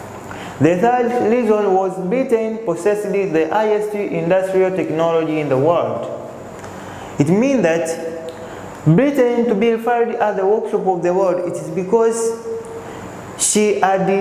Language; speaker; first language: English; non-native, local second language; Swahili